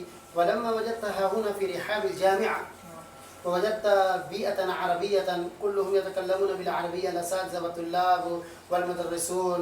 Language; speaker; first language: Arabic; non-native, fluent; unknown